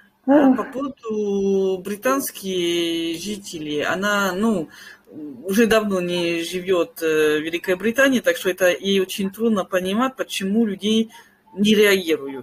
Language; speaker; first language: Russian; non-native, fluent; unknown